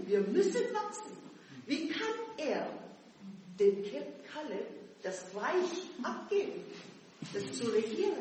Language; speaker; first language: German; non-native, fluent; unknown